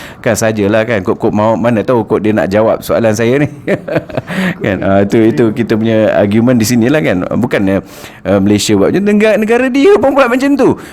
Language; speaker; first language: Malay; native; Malay